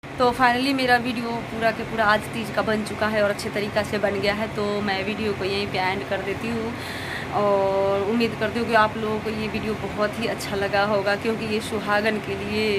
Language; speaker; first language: Hindi; native; Hindi